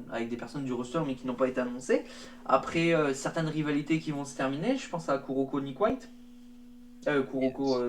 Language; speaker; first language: French; native; French